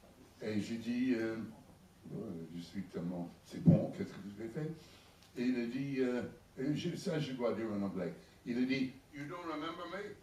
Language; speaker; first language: French; non-native, learner; English